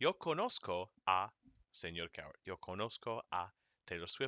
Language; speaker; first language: Spanish; non-native, fluent; English